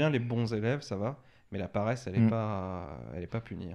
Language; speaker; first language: French; native; French